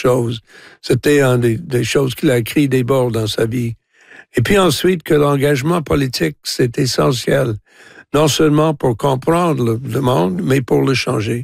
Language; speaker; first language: French; non-native, local second language; English